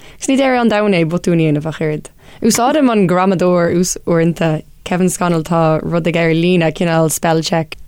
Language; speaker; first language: Irish; non-native, local second language; English